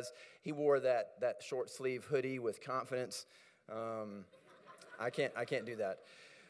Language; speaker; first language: English; native; English